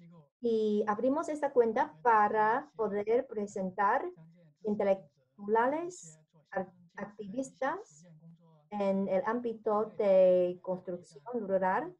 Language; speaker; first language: Spanish; non-native, learner; Chinese